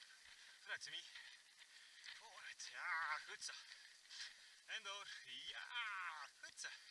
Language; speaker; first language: Dutch; native; Dutch